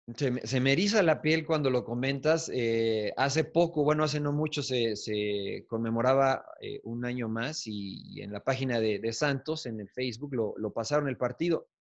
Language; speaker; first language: Spanish; native; Spanish